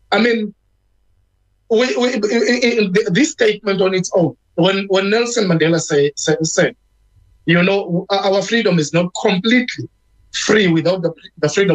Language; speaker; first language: English; non-native, local second language; Zulu